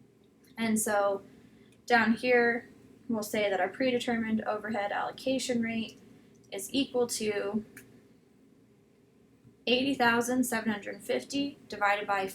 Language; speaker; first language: English; native; English